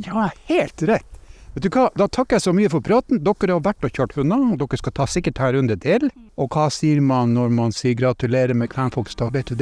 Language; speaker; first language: Norwegian; native; Norwegian